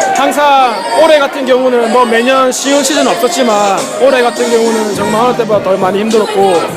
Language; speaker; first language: Korean; native; Korean